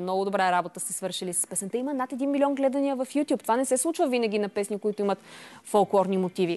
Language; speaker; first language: Bulgarian; native; Bulgarian